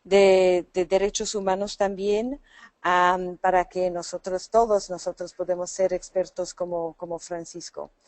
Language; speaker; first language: Spanish; non-native, fluent; English